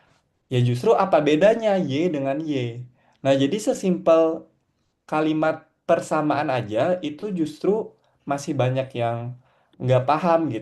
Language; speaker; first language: Indonesian; native; Indonesian